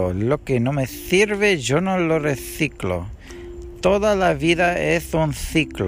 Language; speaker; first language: Spanish; non-native, learner; English